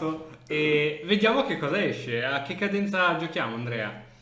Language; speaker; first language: Italian; native; Italian